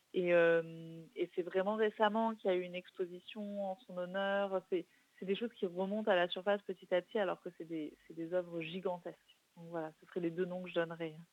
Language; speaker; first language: French; native; French